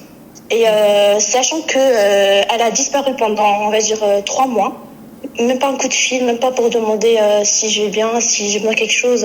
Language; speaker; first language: French; native; French